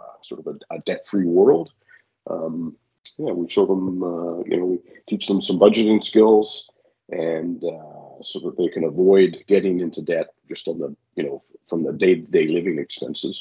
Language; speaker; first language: English; native; English